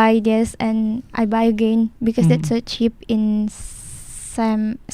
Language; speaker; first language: English; non-native, learner; Indonesian